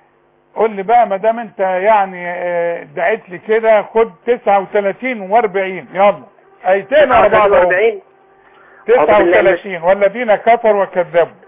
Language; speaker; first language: Arabic; native; Arabic